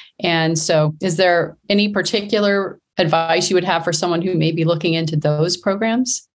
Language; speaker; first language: English; native; English